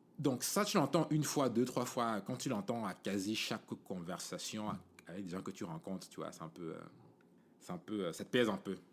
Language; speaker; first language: French; native; French